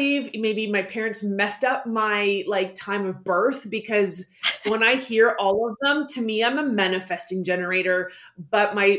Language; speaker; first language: English; native; English